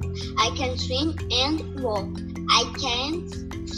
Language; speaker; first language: English; non-native, learner; Portuguese